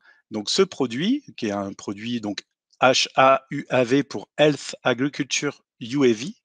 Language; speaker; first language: French; native; French